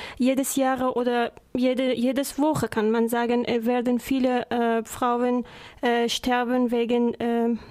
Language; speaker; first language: German; non-native, learner; Persian